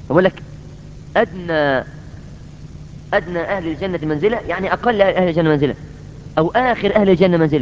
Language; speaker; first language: Arabic; native; Arabic